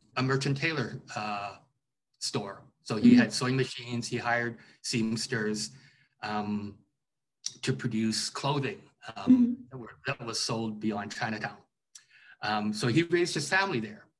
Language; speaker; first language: English; native; English